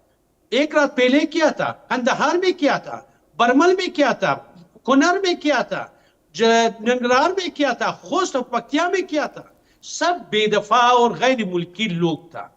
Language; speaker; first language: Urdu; non-native, learner; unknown